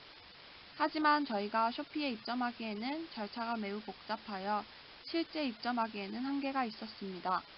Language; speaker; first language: Korean; native; Korean